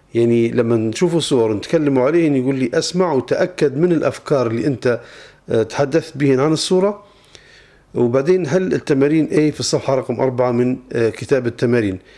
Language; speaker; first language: Arabic; native; Arabic